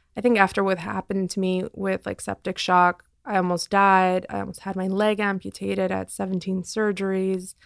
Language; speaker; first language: English; non-native, fluent; Armenian